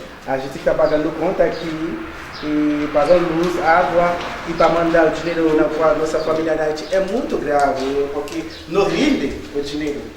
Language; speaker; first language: Portuguese; non-native, learner; Haitian Creole